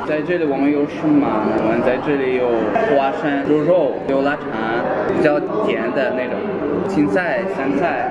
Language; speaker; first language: Chinese; non-native, fluent; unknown